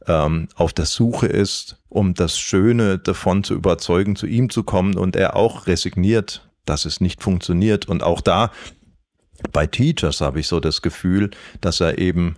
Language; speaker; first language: German; native; German